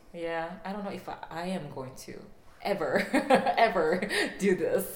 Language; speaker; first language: English; non-native, fluent; Korean